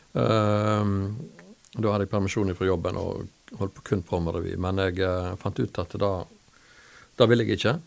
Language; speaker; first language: Norwegian; native; Norwegian